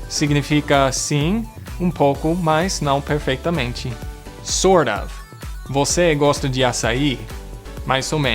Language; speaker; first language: Portuguese; non-native, fluent; English